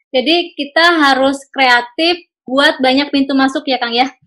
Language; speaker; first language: Indonesian; native; Indonesian